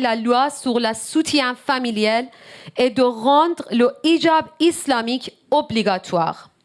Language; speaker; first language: French; non-native, learner; Persian